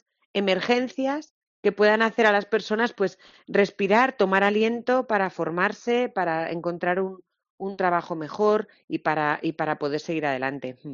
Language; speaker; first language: Spanish; native; Spanish